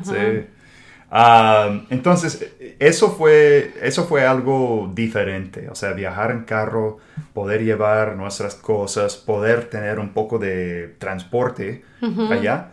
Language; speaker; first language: Spanish; non-native, fluent; English